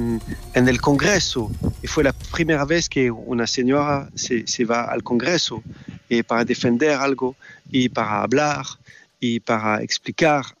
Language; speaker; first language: Spanish; non-native, fluent; French